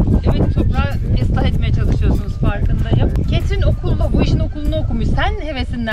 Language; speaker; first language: Turkish; native; Turkish